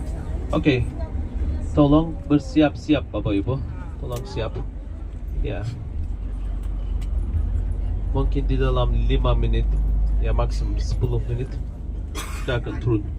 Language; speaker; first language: Indonesian; non-native, fluent; Turkish